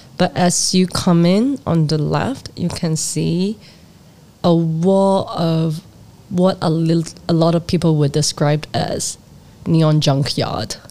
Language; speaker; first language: English; non-native, local second language; Cantonese